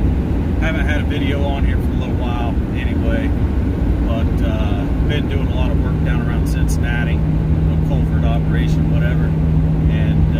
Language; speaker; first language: English; native; English